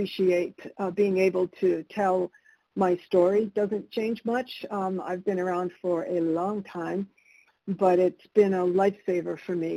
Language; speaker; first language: English; early bilingual, other home language; Italian